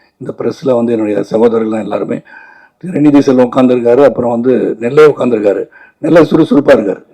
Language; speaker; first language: Tamil; native; Tamil